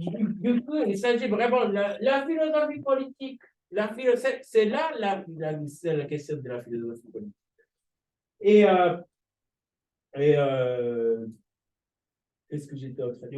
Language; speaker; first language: French; non-native, fluent; Japanese